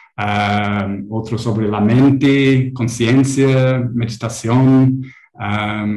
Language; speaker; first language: Spanish; non-native, learner; English